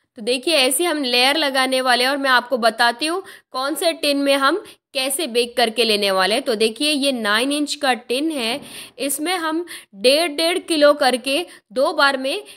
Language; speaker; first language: Hindi; non-native, local second language; Marathi